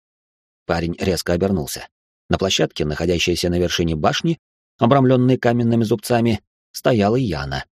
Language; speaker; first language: Russian; native; Russian